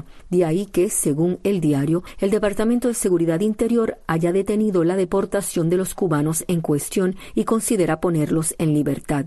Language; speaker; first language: Spanish; native; Spanish